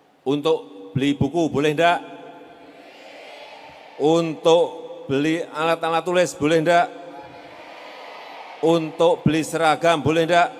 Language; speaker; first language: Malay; non-native, local second language; Javanese